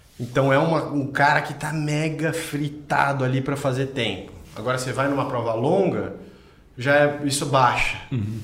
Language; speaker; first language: Portuguese; native; Portuguese